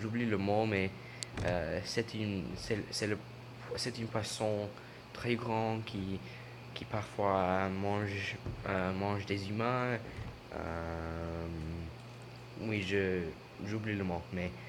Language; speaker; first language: French; non-native, learner; English